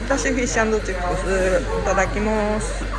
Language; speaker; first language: Japanese; native; Japanese